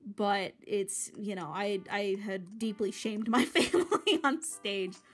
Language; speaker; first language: English; native; English